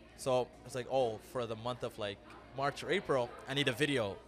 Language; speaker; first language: English; early bilingual, other home language; Amharic